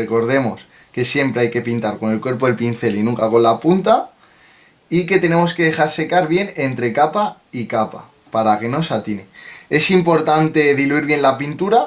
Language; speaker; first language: Spanish; native; Spanish